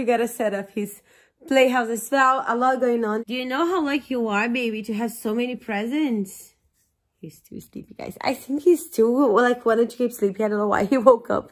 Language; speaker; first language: English; non-native, fluent; Portuguese